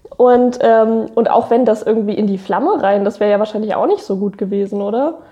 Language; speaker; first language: German; native; German